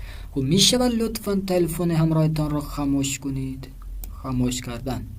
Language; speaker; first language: Persian; non-native, fluent; Urdu